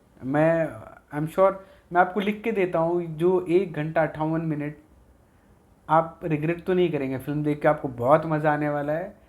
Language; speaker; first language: Hindi; non-native, local second language; Haryanvi